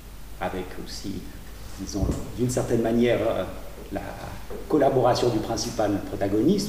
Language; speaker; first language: French; native; French